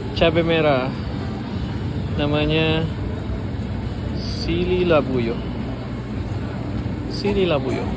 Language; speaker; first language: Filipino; non-native, learner; Indonesian